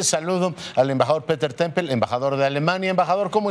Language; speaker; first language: Spanish; native; Spanish